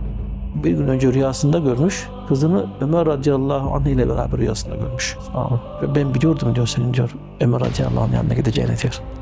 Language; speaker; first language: Turkish; early bilingual, heritage; Turkish